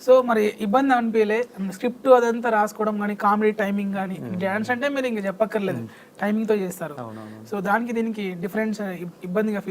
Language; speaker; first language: Telugu; native; Telugu